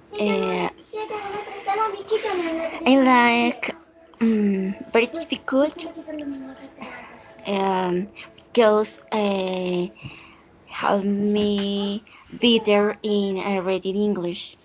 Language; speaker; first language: English; non-native, learner; Spanish